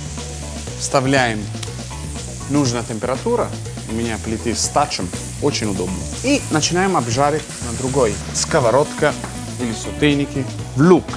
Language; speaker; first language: Russian; non-native, fluent; Italian